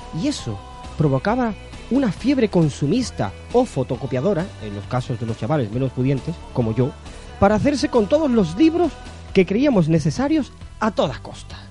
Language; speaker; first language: Spanish; native; Spanish